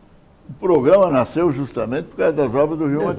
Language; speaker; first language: Portuguese; native; Portuguese